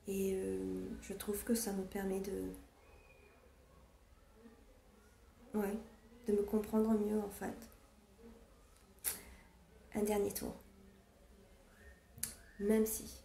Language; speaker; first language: French; non-native, fluent; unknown